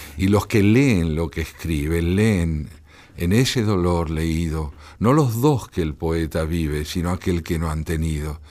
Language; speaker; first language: Spanish; native; Spanish